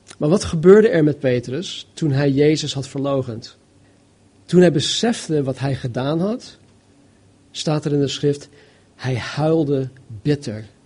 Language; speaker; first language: Dutch; non-native, fluent; English